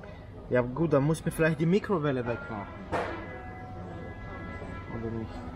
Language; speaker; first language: German; native; German